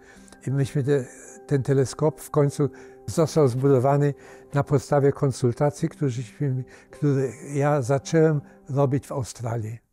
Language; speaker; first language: Polish; early bilingual, heritage; Polish